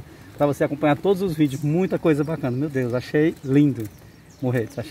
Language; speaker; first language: Portuguese; native; Portuguese